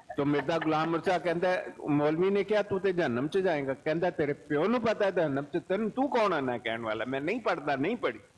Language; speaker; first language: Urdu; non-native, local second language; Punjabi